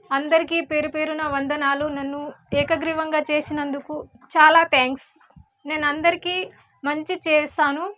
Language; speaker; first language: Telugu; non-native, local second language; Lambadi